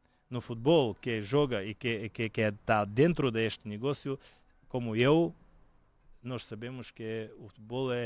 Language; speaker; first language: Portuguese; non-native, fluent; Bulgarian